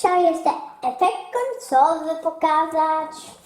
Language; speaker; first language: Polish; early bilingual, heritage; Polish